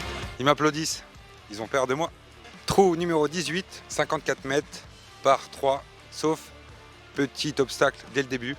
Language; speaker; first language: French; native; French